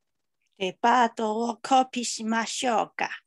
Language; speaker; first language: Japanese; non-native, learner; Chinese